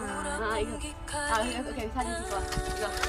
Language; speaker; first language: Korean; non-native, learner; Filipino